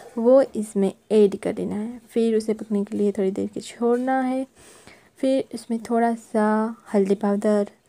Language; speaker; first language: Hindi; non-native, local second language; Gujarati